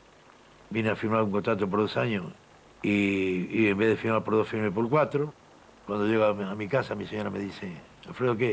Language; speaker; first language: Spanish; native; Spanish